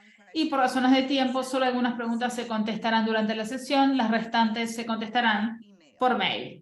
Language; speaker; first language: Spanish; non-native, fluent; Portuguese